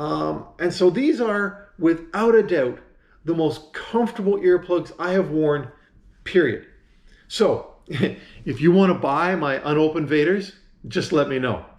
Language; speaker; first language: English; native; English